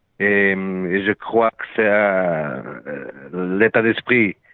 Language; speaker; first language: French; non-native, learner; Portuguese